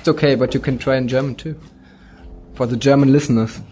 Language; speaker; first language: English; non-native, fluent; German